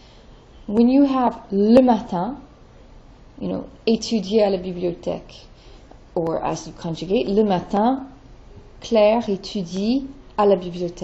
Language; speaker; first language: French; non-native, fluent; English